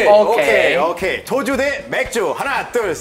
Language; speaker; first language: Korean; non-native, fluent; Spanish